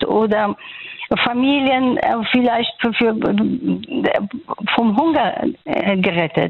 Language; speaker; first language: German; non-native, fluent; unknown